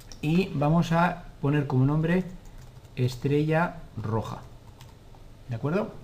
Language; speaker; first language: Spanish; native; Spanish